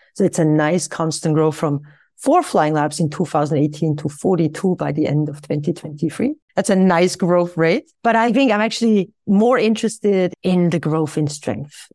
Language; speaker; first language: English; non-native, fluent; Swiss German